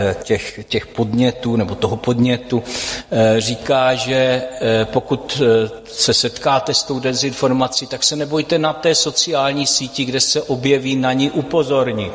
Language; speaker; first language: Czech; native; Czech